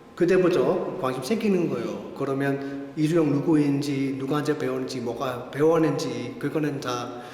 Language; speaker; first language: Korean; non-native, learner; Danish